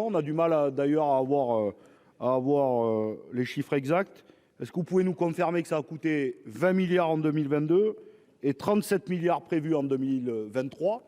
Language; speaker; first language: French; native; French